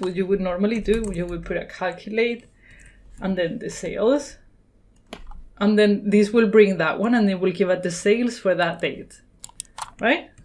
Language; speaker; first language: English; non-native, fluent; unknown